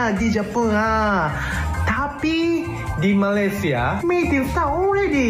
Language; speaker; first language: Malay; non-native, learner; Japanese